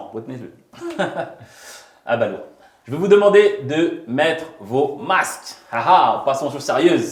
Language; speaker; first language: French; native; French